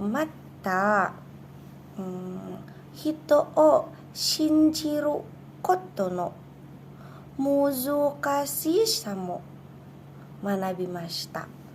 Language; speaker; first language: Japanese; non-native, learner; Indonesian